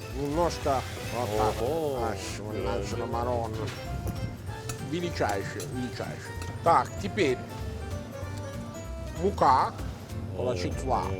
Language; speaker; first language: Russian; non-native, fluent; Italian